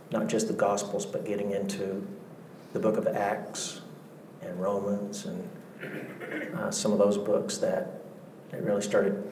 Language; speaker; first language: English; native; English